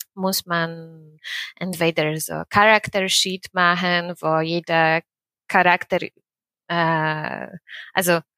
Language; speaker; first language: German; non-native, fluent; Polish